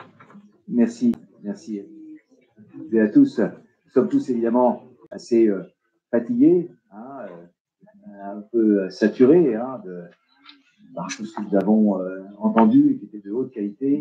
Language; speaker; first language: French; native; French